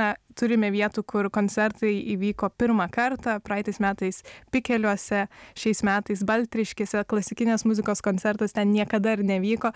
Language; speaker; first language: Lithuanian; native; Lithuanian